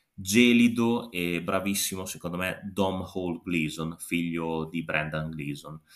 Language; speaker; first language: Italian; native; Italian